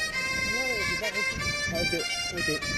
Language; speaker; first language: French; native; French